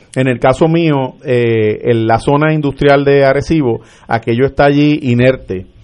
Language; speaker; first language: Spanish; native; Spanish